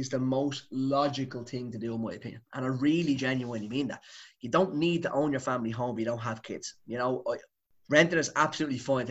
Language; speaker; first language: English; native; English